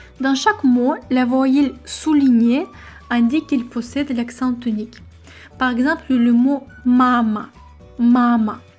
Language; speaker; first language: French; non-native, fluent; Russian